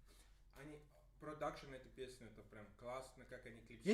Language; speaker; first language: Russian; non-native, fluent; English